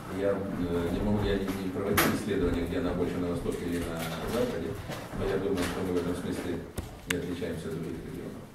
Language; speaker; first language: Russian; non-native, local second language; Ukrainian